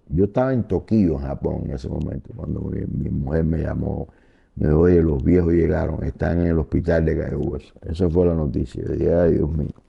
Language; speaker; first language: Spanish; native; Spanish